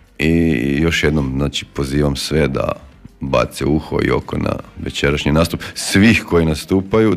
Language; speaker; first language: Croatian; native; Croatian